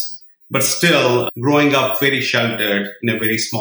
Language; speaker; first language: English; non-native, local second language; Kashmiri